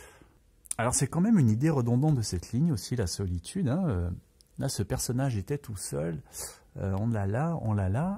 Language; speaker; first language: French; native; French